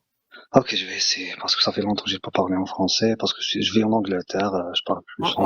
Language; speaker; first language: French; non-native, local second language; Arabic